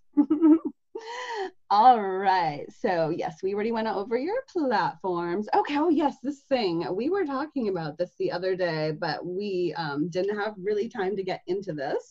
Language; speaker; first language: English; native; English